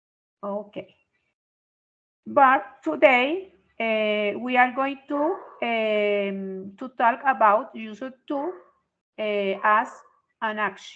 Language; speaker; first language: English; non-native, fluent; Spanish